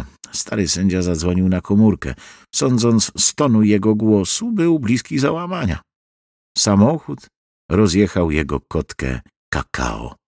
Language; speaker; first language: Polish; native; Polish